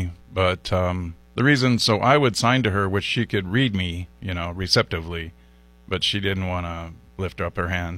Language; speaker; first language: English; native; English